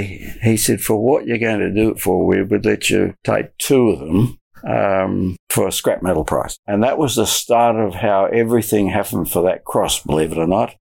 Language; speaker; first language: English; native; English